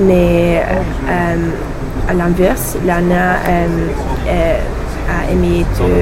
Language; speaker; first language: French; non-native, learner; English